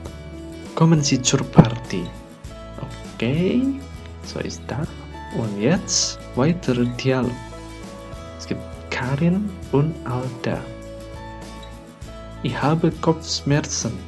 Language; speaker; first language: German; non-native, learner; Indonesian